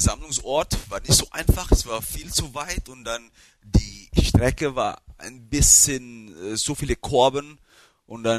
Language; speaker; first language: German; non-native, fluent; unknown